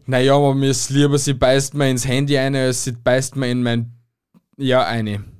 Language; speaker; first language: German; native; German